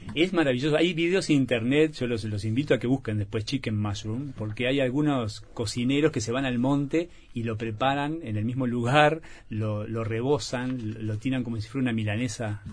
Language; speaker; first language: Spanish; native; Spanish